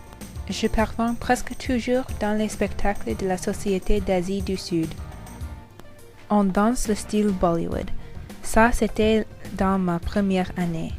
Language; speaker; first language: French; non-native, learner; English